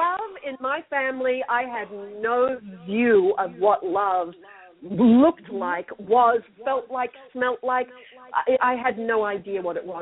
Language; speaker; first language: English; native; English